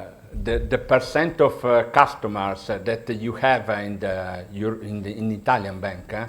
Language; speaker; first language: English; non-native, learner; Italian